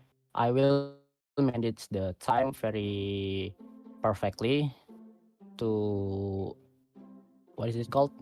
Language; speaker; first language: English; non-native, learner; Indonesian